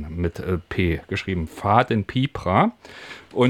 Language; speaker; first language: German; native; German